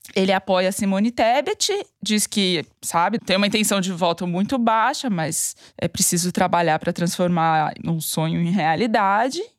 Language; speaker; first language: Portuguese; native; Portuguese